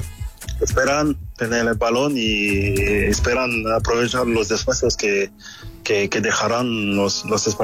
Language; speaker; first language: Spanish; non-native, fluent; French